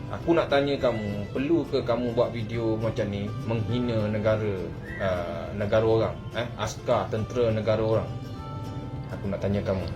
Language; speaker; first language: Malay; native; Malay